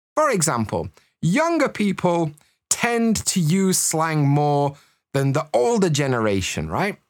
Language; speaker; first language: English; native; English